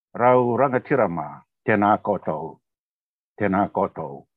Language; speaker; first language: English; non-native, fluent; Tongan